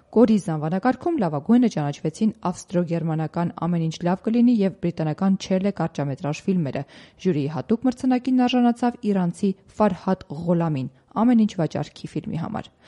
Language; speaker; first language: Armenian; native; Armenian